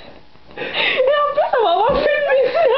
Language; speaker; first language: French; native; French